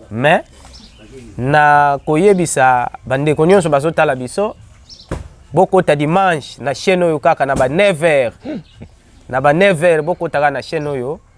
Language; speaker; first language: Lingala; non-native, local second language; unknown